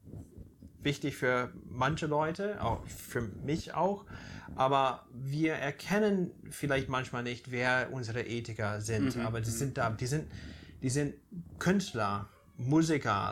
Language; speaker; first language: German; non-native, fluent; English